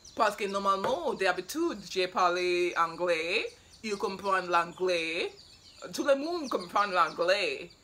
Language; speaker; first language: French; non-native, learner; English